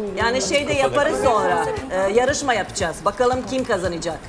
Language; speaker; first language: Turkish; non-native, fluent; Serbian